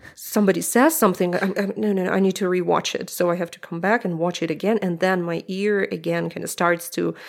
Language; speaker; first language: English; non-native, fluent; Russian